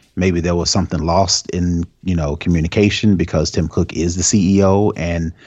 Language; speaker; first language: English; native; English